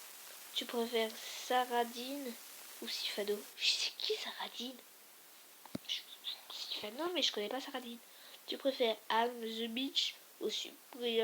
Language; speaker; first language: French; native; French